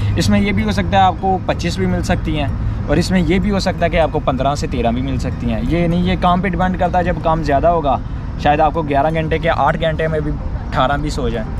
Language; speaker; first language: Urdu; non-native, local second language; Punjabi